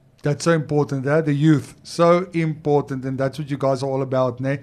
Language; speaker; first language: English; non-native, local second language; Afrikaans